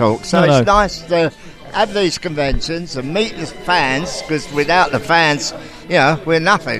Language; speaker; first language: English; native; English